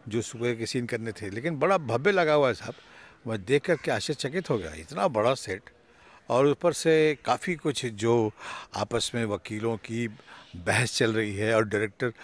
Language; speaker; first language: Hindi; native; Hindi